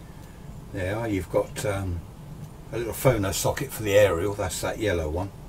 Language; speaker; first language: English; native; English